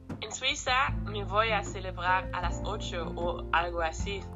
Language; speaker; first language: Spanish; non-native, learner; German